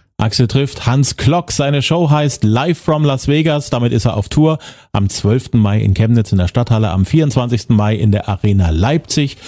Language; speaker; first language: German; native; German